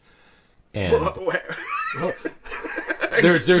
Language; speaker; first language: English; native; English